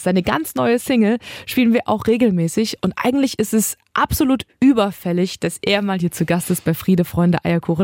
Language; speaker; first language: German; native; German